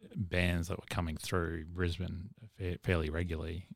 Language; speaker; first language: English; native; English